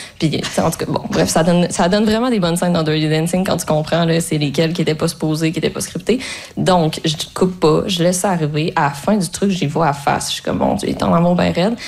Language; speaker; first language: French; native; French